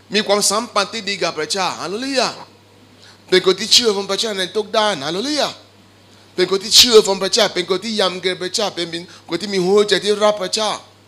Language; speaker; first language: Thai; non-native, fluent; Igbo